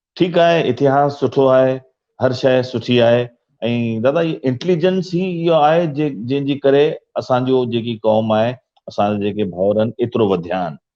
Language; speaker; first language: Sindhi; early bilingual, heritage; Sindhi